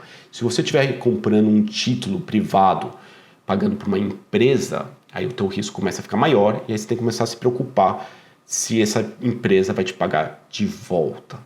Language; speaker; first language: Portuguese; native; Portuguese